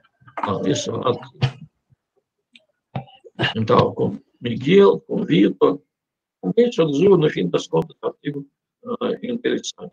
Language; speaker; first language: Portuguese; non-native, fluent; Russian